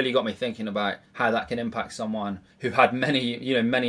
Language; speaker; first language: English; native; English